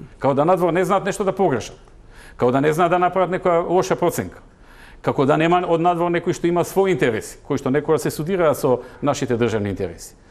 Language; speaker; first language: Macedonian; native; Macedonian